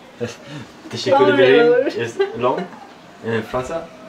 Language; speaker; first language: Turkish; non-native, learner; French